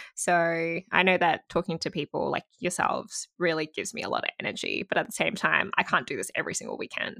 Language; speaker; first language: English; native; English